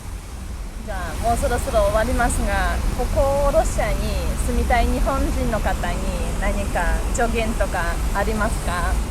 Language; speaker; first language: Japanese; non-native, fluent; Russian